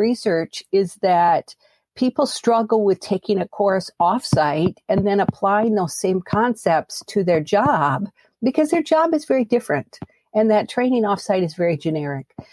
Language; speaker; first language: English; native; English